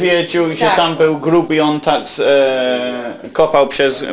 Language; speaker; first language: Polish; non-native, learner; English